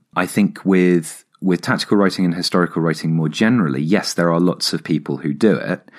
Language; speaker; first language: English; native; English